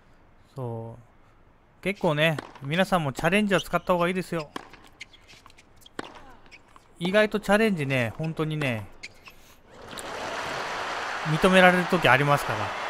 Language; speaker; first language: Japanese; native; Japanese